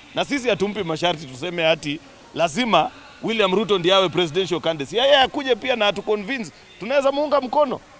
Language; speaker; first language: Swahili; non-native, local second language; Kalenjin